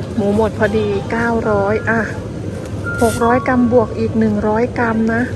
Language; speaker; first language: Thai; native; Thai